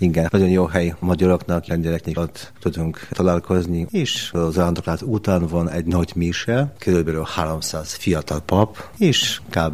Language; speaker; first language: Hungarian; non-native, learner; Polish